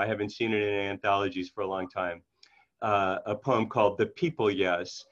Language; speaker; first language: English; native; English